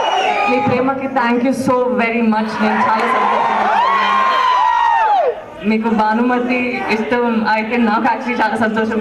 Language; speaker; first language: Telugu; non-native, learner; Tamil